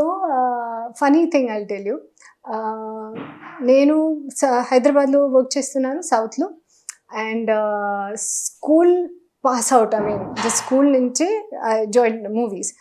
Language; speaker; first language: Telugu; non-native, learner; Hindi